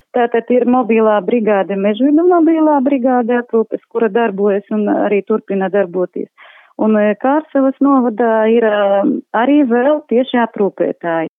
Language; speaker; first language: Latvian; native; Latvian